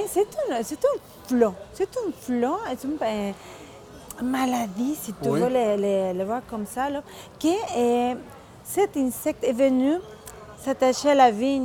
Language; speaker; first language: French; non-native, fluent; Spanish